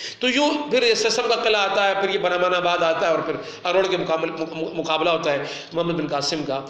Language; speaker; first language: Urdu; non-native, local second language; Sindhi